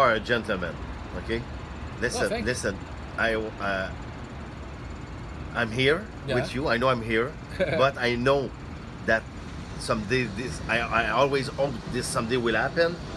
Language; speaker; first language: English; non-native, learner; French